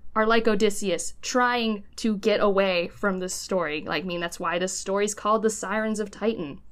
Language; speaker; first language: English; native; English